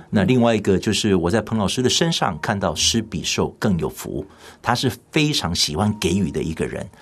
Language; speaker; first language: Chinese; native; Chinese